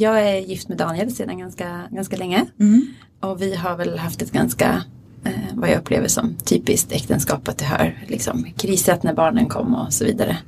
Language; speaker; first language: Swedish; native; Swedish